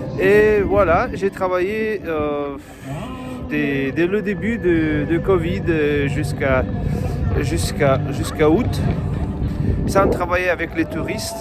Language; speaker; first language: French; non-native, fluent; Russian